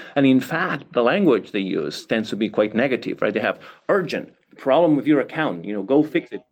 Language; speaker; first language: English; non-native, fluent; Catalan